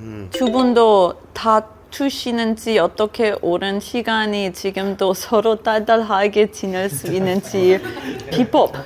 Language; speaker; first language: Korean; non-native, learner; German